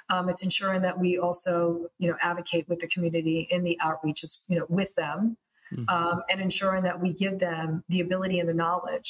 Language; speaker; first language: English; early bilingual, other home language; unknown